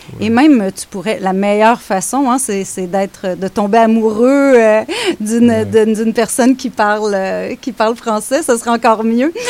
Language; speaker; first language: French; native; French